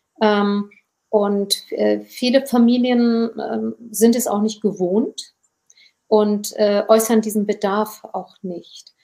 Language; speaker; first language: German; early bilingual, other home language; Turkish